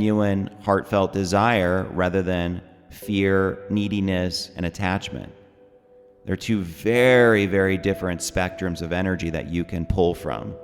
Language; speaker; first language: English; native; English